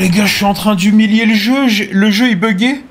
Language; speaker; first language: French; native; French